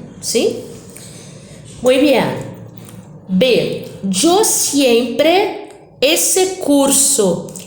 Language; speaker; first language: Spanish; non-native, fluent; Portuguese